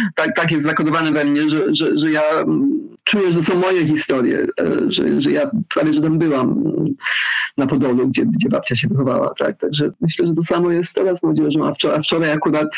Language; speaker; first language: Polish; early bilingual, heritage; Polish